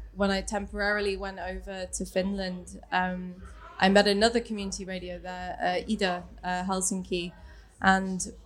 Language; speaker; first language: English; native; English